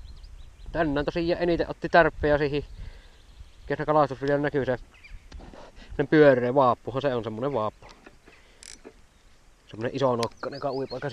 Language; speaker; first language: Finnish; native; Finnish